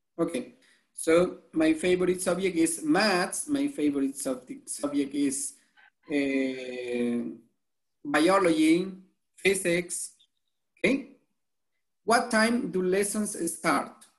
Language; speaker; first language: English; non-native, fluent; Spanish